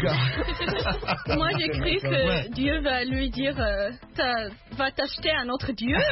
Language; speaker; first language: French; non-native, learner; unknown